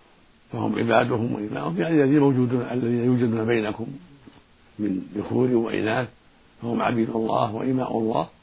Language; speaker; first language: Arabic; native; Arabic